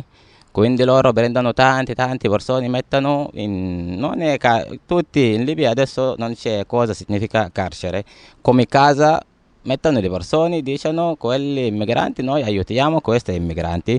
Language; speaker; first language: Italian; non-native, learner; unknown